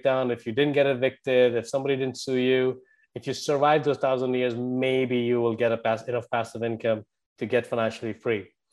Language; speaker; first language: English; non-native, local second language; Hindi